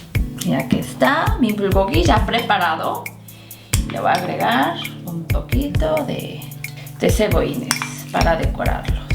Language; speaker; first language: Spanish; non-native, fluent; Korean